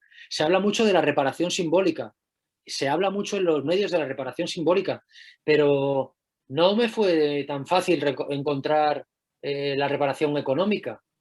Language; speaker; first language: Spanish; native; Spanish